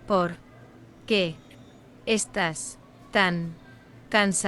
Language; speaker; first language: Spanish; non-native, learner; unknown